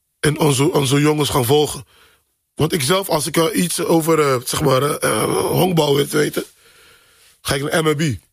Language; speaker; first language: Dutch; non-native, local second language; Papiamento